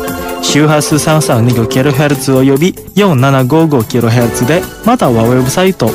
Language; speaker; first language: Japanese; non-native, fluent; Indonesian